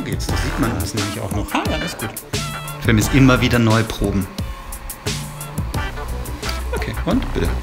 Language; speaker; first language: German; native; German